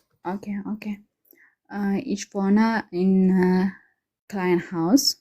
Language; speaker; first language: German; non-native, learner; Amharic